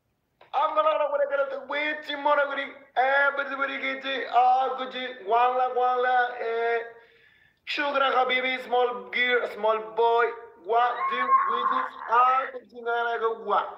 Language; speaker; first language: English; non-native, learner; Spanish